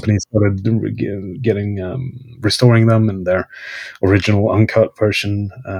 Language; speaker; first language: English; non-native, fluent; Swedish